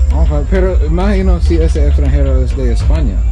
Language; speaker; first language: Spanish; non-native, learner; English